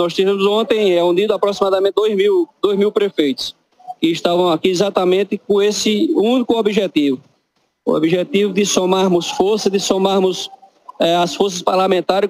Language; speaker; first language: Portuguese; native; Portuguese